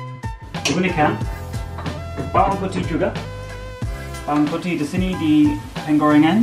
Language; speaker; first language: Indonesian; non-native, learner; English